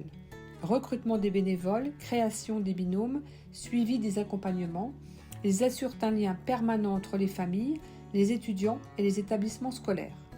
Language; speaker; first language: French; native; French